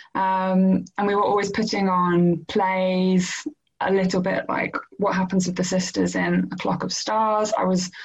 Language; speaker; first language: English; native; English